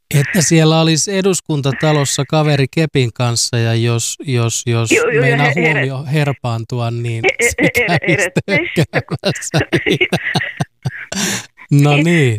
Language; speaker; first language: Finnish; native; Finnish